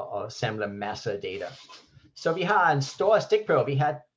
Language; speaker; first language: Danish; non-native, fluent; English